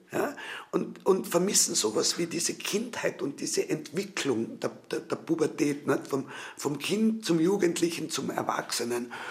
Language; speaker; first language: German; native; German